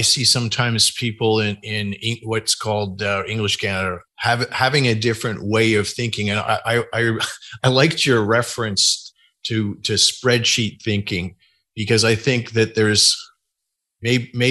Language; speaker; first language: English; native; English